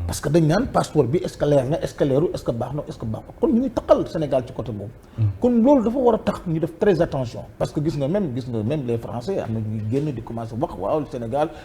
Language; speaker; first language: Wolof; native; Wolof